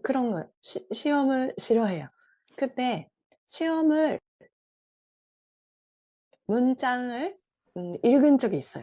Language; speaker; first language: Korean; non-native, fluent; Japanese